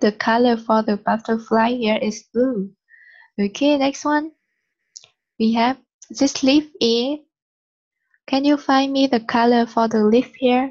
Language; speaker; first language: English; non-native, learner; Vietnamese